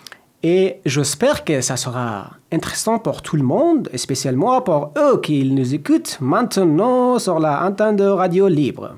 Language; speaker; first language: French; non-native, learner; Persian